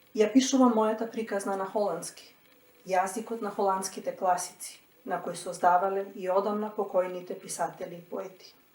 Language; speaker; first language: Macedonian; native; Macedonian